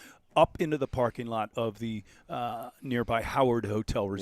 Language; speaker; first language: English; native; English